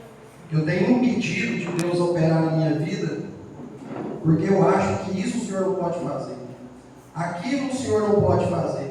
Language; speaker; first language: Portuguese; native; Portuguese